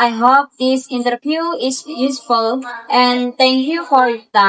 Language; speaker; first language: English; non-native, learner; Indonesian